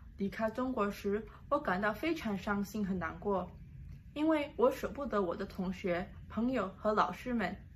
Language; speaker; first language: Chinese; non-native, local second language; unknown